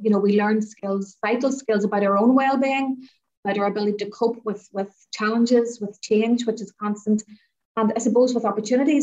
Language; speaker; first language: English; native; English